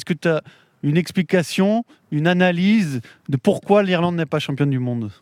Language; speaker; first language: French; native; French